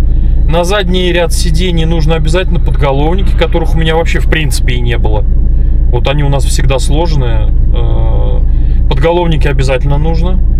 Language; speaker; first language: Russian; native; Russian